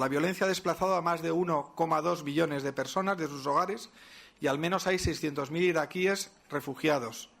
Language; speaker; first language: Spanish; native; Spanish